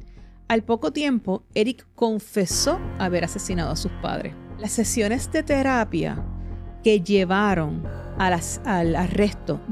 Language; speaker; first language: Spanish; native; Spanish